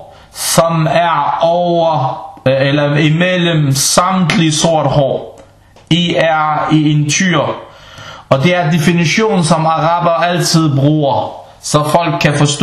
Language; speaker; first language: Danish; early bilingual, other home language; Arabic